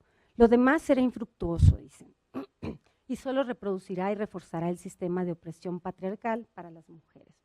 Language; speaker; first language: Spanish; native; Spanish